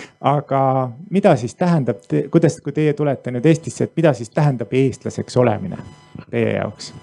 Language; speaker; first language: Estonian; native; Estonian